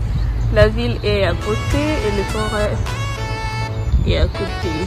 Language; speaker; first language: French; non-native, local second language; Lingala